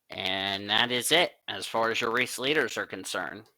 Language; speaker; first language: English; native; English